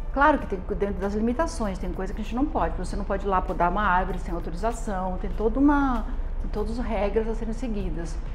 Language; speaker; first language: Portuguese; native; Portuguese